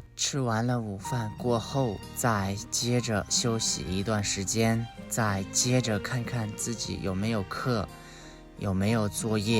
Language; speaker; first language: Chinese; non-native, fluent; Lao